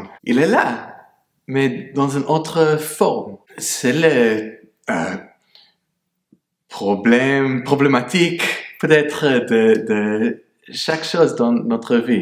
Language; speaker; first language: French; non-native, fluent; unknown